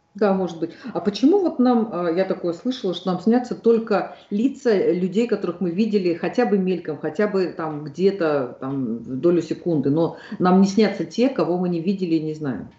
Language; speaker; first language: Russian; native; Russian